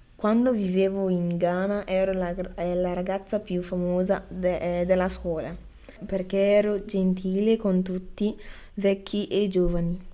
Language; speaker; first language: Italian; early bilingual, other home language; Akan